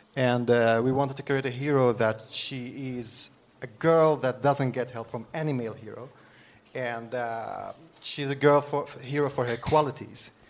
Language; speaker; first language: English; non-native, fluent; Arabic